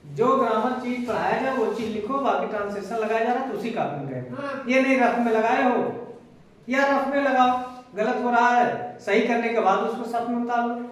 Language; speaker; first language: Hindi; native; Hindi